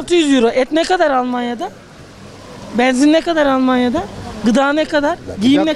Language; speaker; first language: Turkish; native; Turkish